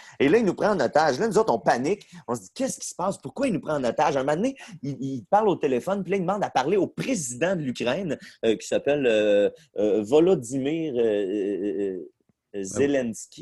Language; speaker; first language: French; native; French